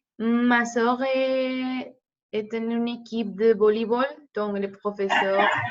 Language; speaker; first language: French; non-native, learner; Spanish